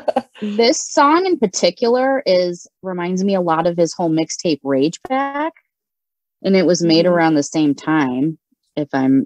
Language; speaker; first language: English; native; English